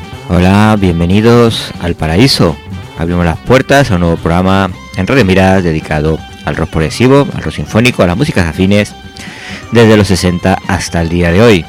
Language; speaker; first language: Spanish; native; Spanish